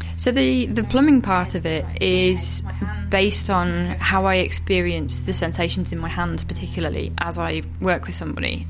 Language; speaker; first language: English; native; English